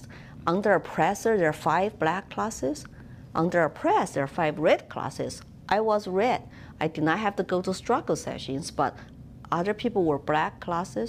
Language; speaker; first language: English; non-native, fluent; Chinese